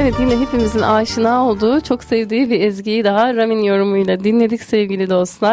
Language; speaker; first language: Turkish; native; Turkish